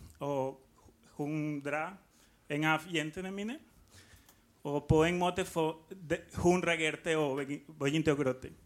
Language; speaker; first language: Norwegian; non-native, learner; Spanish